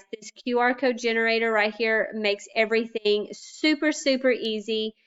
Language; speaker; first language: English; native; English